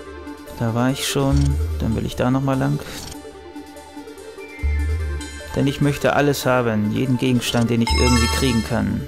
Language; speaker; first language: German; native; German